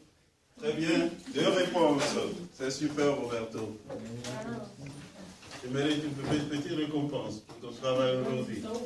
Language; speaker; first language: French; non-native, fluent; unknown